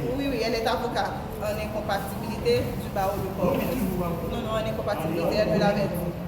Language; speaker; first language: French; non-native, local second language; Haitian Creole